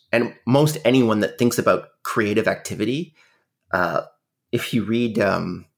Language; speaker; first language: English; native; English